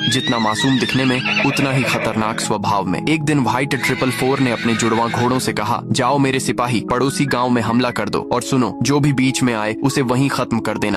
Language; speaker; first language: Hindi; native; Hindi